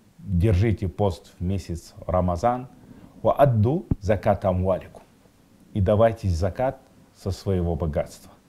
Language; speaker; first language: Russian; non-native, local second language; Kazakh